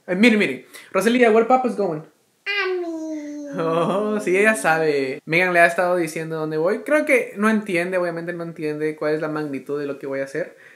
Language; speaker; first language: Spanish; native; Spanish